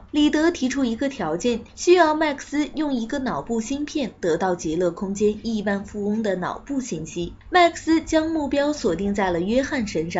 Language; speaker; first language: Chinese; native; Chinese